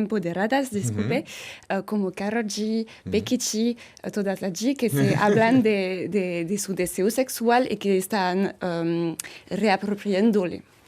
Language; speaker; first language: Spanish; non-native, fluent; French